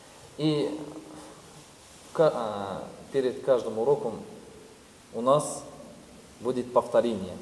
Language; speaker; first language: Russian; non-native, fluent; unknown